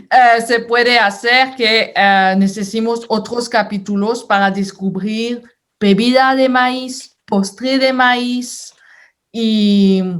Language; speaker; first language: Spanish; non-native, fluent; French